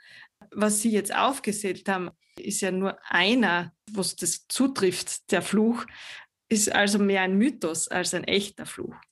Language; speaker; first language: German; native; German